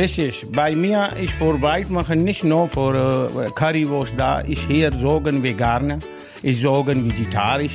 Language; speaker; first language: German; non-native, learner; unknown